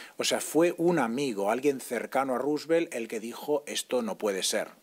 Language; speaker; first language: Spanish; non-native, local second language; Catalan